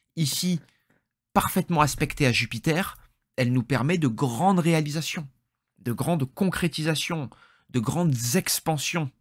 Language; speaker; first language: French; native; French